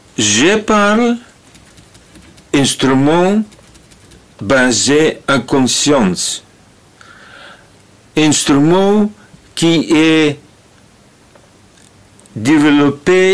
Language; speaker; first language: French; non-native, learner; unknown